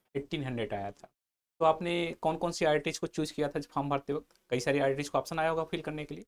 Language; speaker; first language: Hindi; native; Hindi